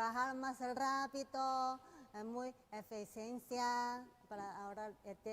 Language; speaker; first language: Spanish; non-native, learner; Chinese